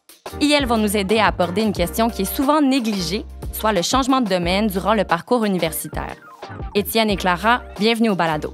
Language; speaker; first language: French; native; French